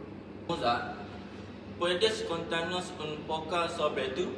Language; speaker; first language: Spanish; non-native, learner; Malay